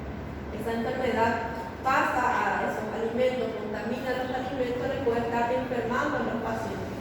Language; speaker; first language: Spanish; native; Spanish